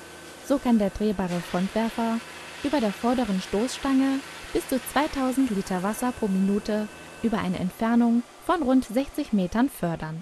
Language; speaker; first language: German; native; German